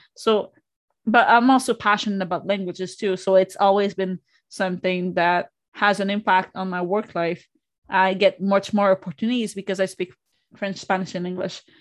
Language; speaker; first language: English; non-native, fluent; Spanish